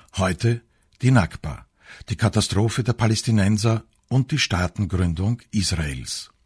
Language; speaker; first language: German; native; German